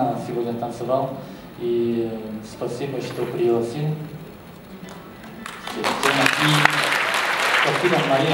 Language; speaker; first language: Russian; non-native, learner; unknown